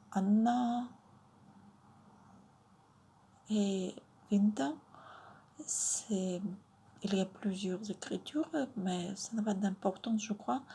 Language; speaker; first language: French; non-native, fluent; Russian